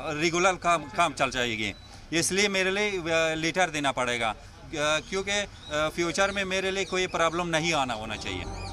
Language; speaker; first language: Hindi; non-native, learner; Persian